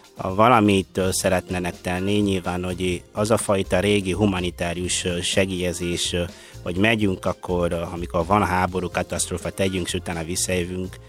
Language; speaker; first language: Hungarian; non-native, fluent; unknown